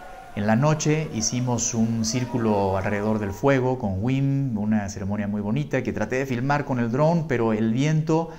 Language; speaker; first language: Spanish; native; Spanish